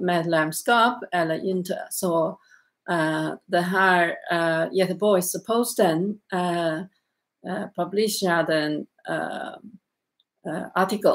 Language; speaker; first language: Swedish; non-native, learner; Chinese